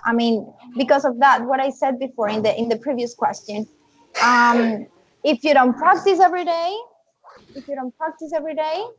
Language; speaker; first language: English; non-native, fluent; Spanish